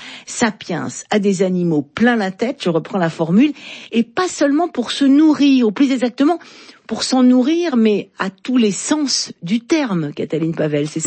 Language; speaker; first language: French; native; French